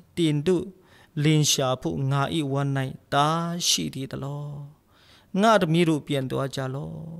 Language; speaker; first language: Burmese; non-native, local second language; Tedim Chin